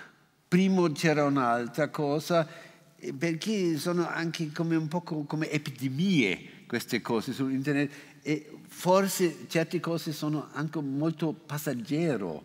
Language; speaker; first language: Italian; non-native, fluent; German